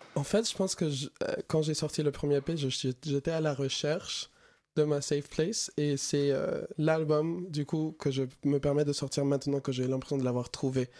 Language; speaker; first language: French; non-native, fluent; Spanish